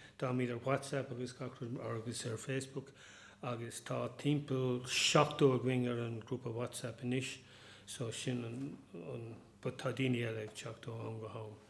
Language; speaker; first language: Irish; non-native, local second language; English